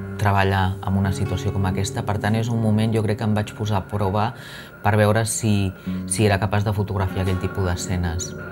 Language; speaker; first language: Catalan; native; Catalan